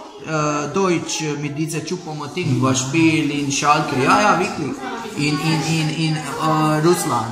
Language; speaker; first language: German; non-native, learner; Croatian